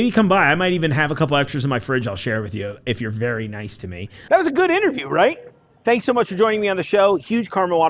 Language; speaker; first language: English; native; English